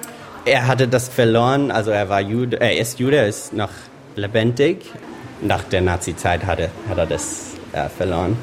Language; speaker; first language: German; non-native, learner; English